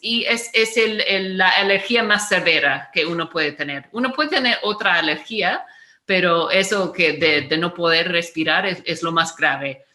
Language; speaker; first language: Spanish; non-native, fluent; English